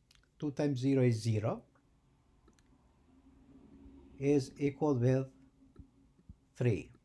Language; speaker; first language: English; non-native, fluent; Albanian